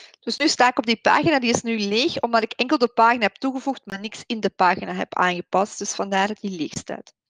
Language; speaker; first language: Dutch; native; Dutch